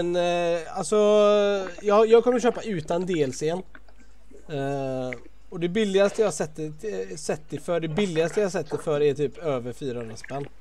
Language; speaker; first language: Swedish; native; Swedish